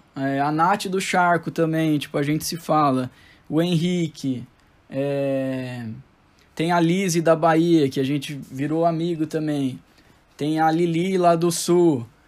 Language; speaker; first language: Portuguese; native; Portuguese